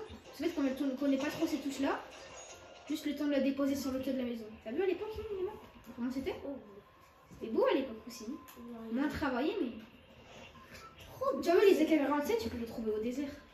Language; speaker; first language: French; native; French